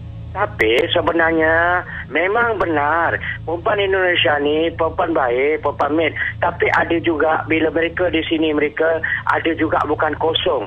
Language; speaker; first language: Malay; native; Malay